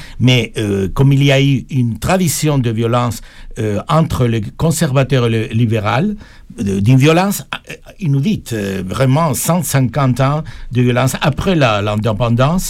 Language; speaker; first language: French; non-native, fluent; Spanish